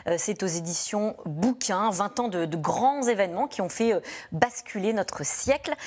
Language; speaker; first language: French; native; French